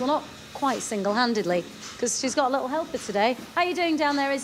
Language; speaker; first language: English; native; English